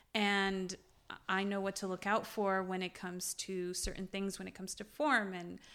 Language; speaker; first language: English; early bilingual, other home language; Armenian